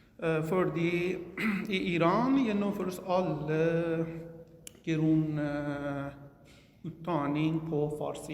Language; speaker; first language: Norwegian; non-native, learner; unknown